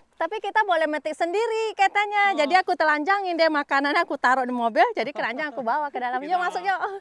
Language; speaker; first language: Indonesian; native; Indonesian